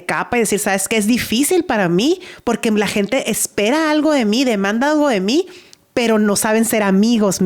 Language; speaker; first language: Spanish; native; Spanish